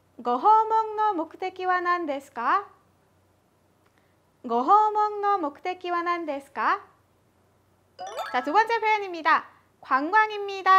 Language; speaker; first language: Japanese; non-native, fluent; Korean